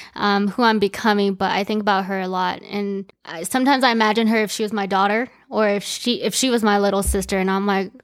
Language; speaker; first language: English; early bilingual, other home language; Chinese